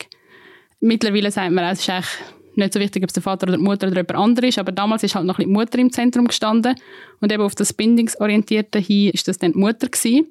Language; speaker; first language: German; native; German